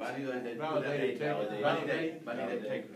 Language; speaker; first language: English; non-native, learner; Spanish